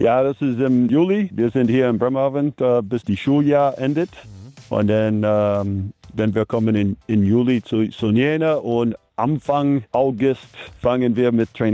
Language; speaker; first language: German; non-native, learner; English